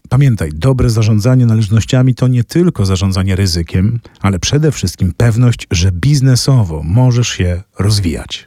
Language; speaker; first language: Polish; native; Polish